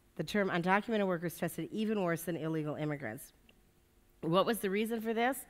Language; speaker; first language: English; native; English